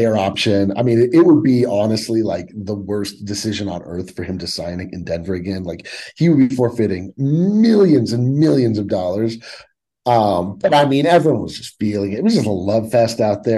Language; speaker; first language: English; native; English